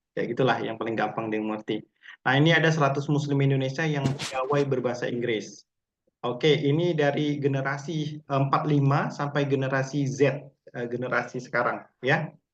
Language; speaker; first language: Indonesian; native; Indonesian